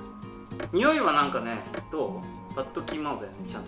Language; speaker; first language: Japanese; native; Japanese